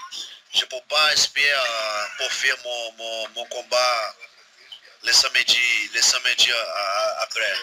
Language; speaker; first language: French; non-native, learner; Portuguese